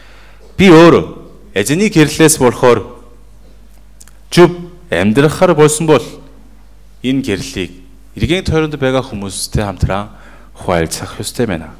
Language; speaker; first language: Mongolian; non-native, fluent; Korean